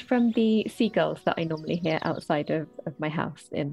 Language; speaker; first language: English; native; English